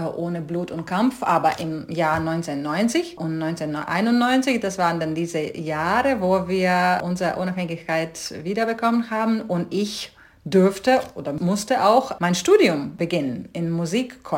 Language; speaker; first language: German; non-native, fluent; Latvian